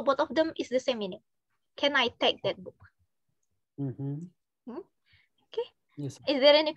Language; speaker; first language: English; non-native, fluent; Indonesian